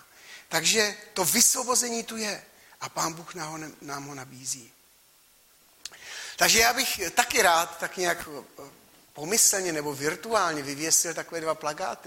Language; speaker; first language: Czech; native; Czech